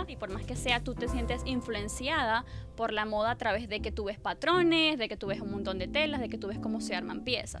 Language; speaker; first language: Spanish; native; Spanish